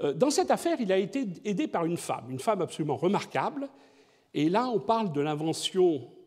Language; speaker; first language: French; native; French